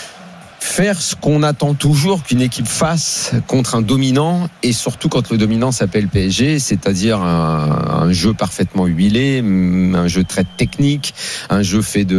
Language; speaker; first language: French; native; French